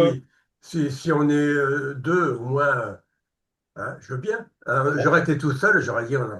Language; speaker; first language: French; native; French